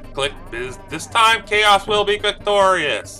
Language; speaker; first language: English; native; English